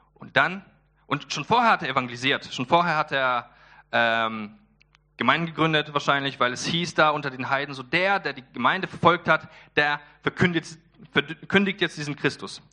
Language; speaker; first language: German; early bilingual, other home language; Polish